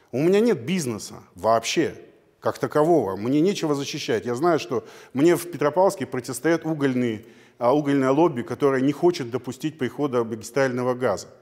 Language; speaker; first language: Russian; native; Russian